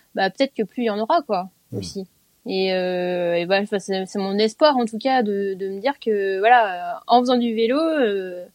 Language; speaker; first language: French; native; French